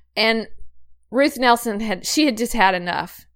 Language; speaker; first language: English; native; English